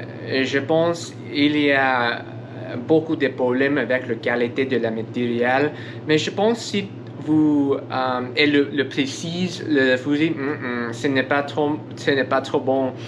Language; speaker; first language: French; non-native, learner; English